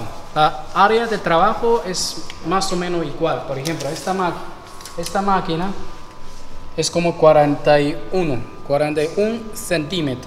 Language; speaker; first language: Spanish; non-native, fluent; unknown